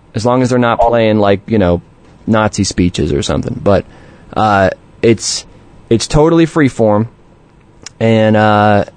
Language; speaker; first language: English; native; English